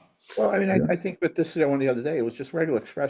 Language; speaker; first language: English; native; English